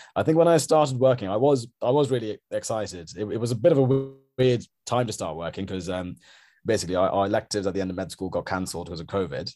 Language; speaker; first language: English; native; English